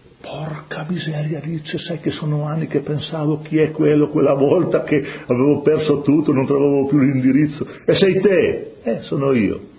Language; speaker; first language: Italian; non-native, local second language; Friulian